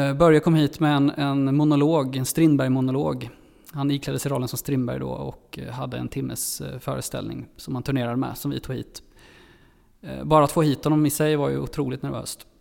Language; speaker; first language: Swedish; native; Swedish